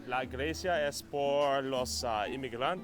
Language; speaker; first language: Spanish; non-native, learner; English